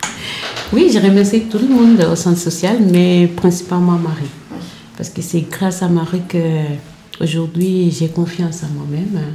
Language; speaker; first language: French; non-native, learner; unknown